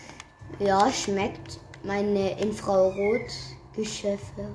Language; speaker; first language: German; native; German